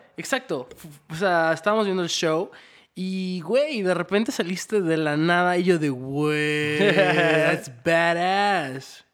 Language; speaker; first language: Spanish; early bilingual, heritage; Spanish